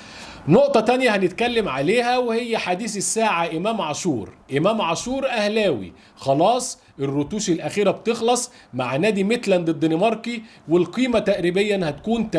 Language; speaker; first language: Arabic; native; Arabic